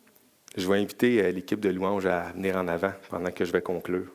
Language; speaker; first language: French; native; French